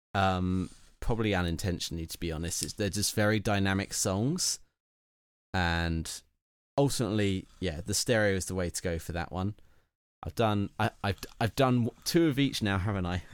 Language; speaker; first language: English; native; English